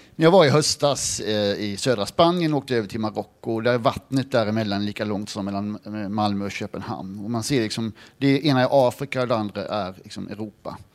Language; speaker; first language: Swedish; native; Swedish